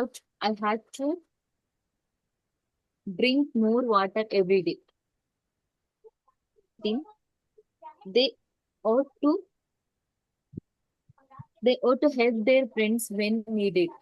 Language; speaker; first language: English; non-native, learner; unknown